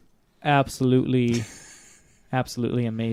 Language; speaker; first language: English; native; English